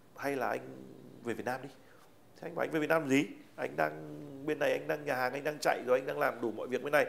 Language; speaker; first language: Vietnamese; native; Vietnamese